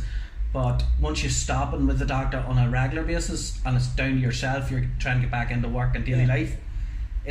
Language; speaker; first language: English; native; English